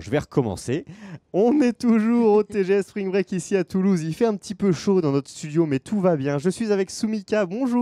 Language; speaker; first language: French; native; French